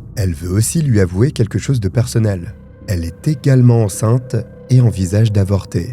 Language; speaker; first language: French; native; French